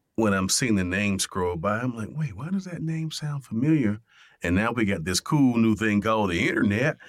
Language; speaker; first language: English; native; English